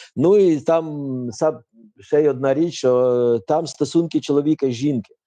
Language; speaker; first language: Ukrainian; non-native, local second language; Russian